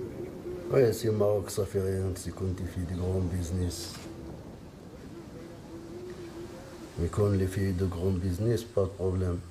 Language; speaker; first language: French; non-native, learner; Arabic